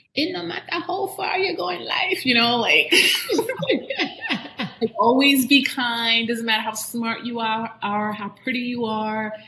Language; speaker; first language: English; native; English